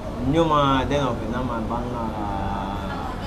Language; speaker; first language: Vietnamese; non-native, learner; Portuguese